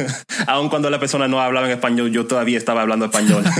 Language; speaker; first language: Spanish; non-native, fluent; English